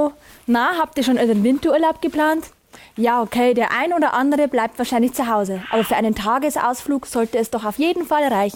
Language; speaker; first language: German; native; German